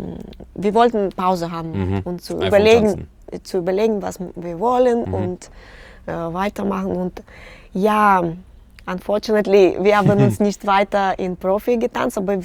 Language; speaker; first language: German; non-native, learner; Russian